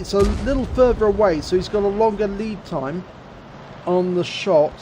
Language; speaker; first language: English; native; English